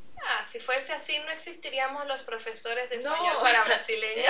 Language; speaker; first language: Portuguese; non-native, fluent; Spanish